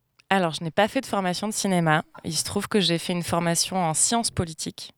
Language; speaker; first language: French; native; French